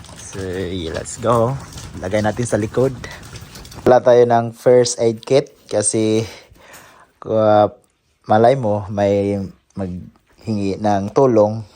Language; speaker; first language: Filipino; non-native, local second language; Cebuano